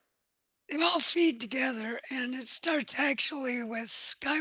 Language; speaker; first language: English; native; English